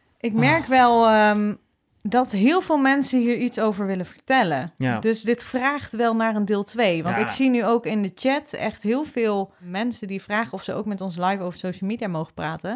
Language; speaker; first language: Dutch; native; Dutch